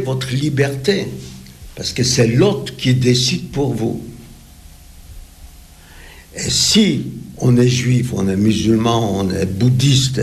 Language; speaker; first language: French; non-native, fluent; Polish